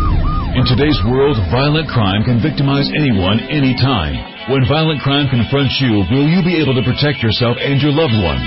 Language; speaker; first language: English; native; English